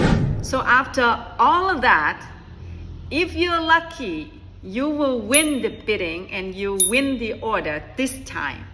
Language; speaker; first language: English; non-native, fluent; Vietnamese